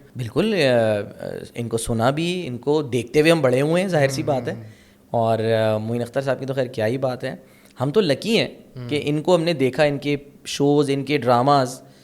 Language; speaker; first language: Urdu; native; Urdu